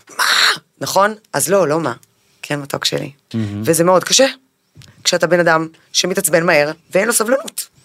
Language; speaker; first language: Hebrew; early bilingual, other home language; Spanish